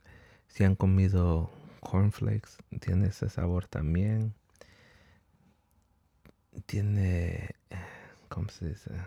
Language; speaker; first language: Spanish; early bilingual, heritage; Spanish